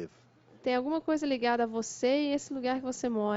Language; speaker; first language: Portuguese; native; Portuguese